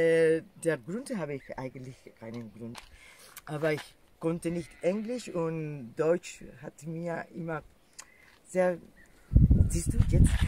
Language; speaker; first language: German; non-native, learner; Spanish